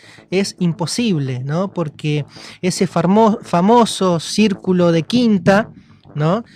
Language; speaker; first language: Spanish; native; Spanish